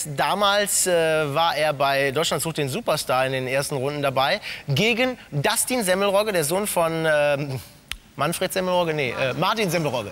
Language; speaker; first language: German; native; German